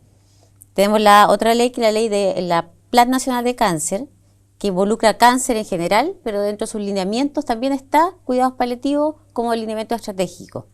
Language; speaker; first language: Spanish; native; Spanish